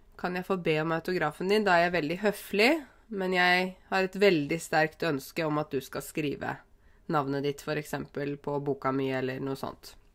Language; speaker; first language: Norwegian; native; Norwegian